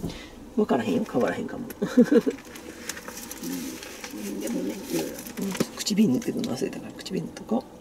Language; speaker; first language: Japanese; native; Japanese